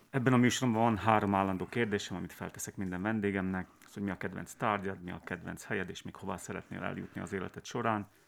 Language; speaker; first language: Hungarian; native; Hungarian